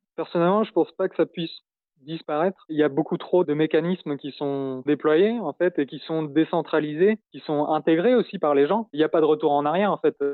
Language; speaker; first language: French; native; French